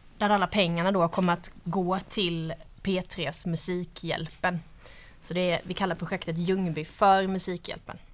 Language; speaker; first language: Swedish; native; Swedish